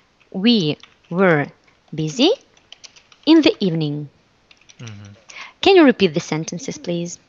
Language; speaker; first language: English; non-native, fluent; Russian